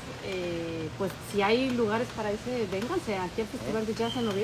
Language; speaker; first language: Spanish; early bilingual, other home language; Polish